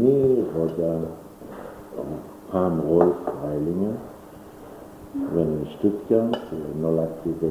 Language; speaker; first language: Hebrew; non-native, fluent; German